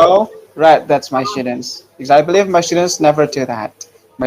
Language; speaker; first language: English; non-native, fluent; Indonesian